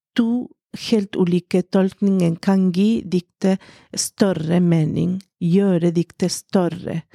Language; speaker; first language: Norwegian; non-native, fluent; Spanish